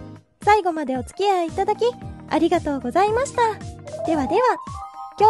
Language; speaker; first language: Japanese; native; Japanese